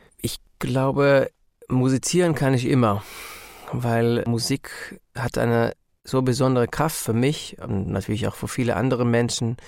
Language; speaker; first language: German; non-native, learner; Hebrew